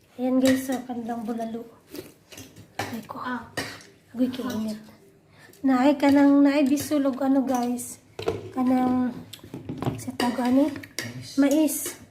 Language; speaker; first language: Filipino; non-native, local second language; Cebuano